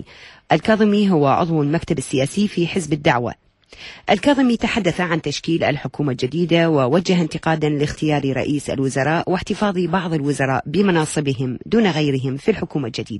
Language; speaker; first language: Arabic; native; Arabic